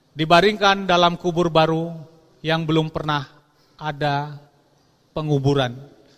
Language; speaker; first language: Indonesian; non-native, local second language; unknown